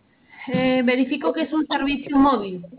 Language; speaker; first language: Spanish; native; Spanish